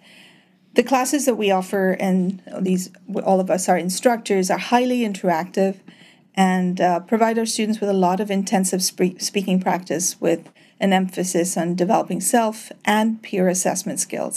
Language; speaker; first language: English; native; English